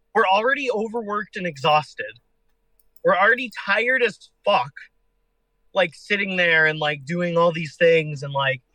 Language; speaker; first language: English; native; English